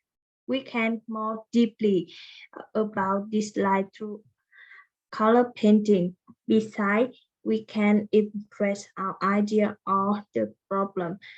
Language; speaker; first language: English; non-native, learner; Vietnamese